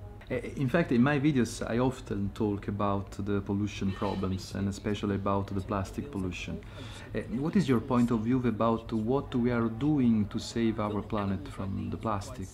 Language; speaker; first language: English; non-native, learner; Italian